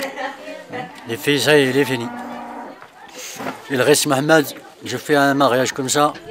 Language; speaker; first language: French; non-native, learner; Berber languages